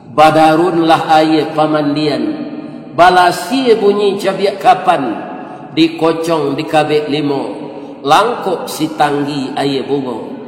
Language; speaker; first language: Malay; non-native, local second language; Minangkabau